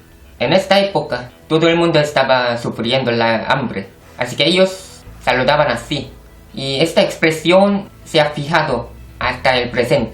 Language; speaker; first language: Spanish; non-native, fluent; Korean